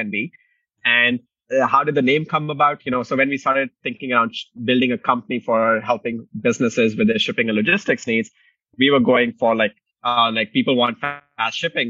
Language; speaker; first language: English; non-native, local second language; Hindi